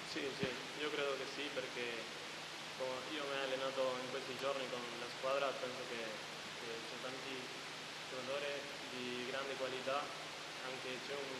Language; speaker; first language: Italian; non-native, learner; Spanish